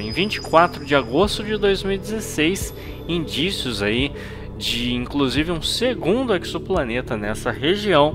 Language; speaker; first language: Portuguese; native; Portuguese